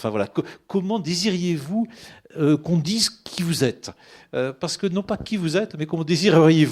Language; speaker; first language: French; native; French